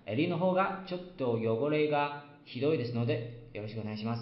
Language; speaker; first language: Japanese; non-native, fluent; Chinese